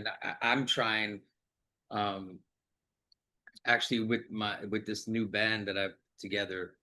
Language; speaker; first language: English; native; English